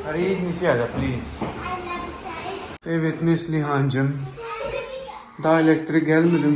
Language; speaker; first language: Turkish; non-native, learner; Urdu